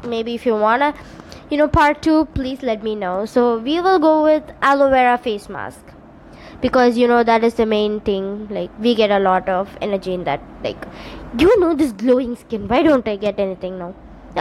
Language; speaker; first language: English; non-native, local second language; Tamil